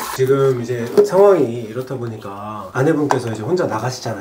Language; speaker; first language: Korean; native; Korean